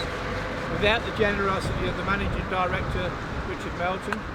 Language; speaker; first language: English; native; English